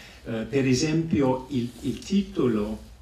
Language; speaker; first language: Italian; non-native, fluent; English